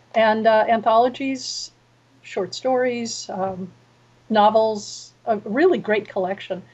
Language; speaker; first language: English; native; English